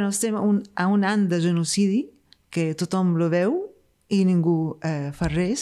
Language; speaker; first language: Catalan; non-native, fluent; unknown